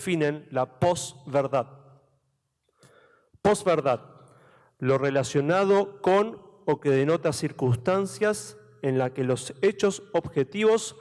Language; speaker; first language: Spanish; native; Spanish